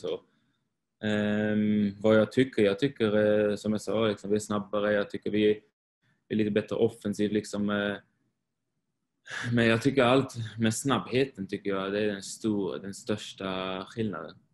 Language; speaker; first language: Swedish; non-native, fluent; Swiss German